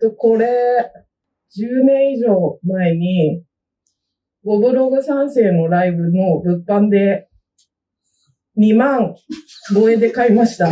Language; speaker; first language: Japanese; native; Japanese